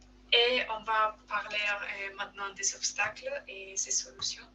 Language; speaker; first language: French; non-native, learner; Spanish